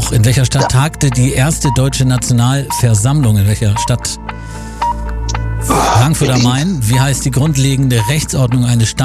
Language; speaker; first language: German; native; German